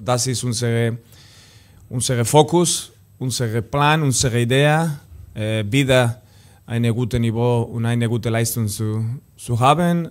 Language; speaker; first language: German; non-native, learner; Spanish